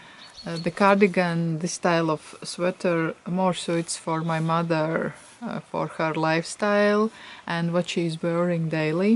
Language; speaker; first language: English; non-native, fluent; Latvian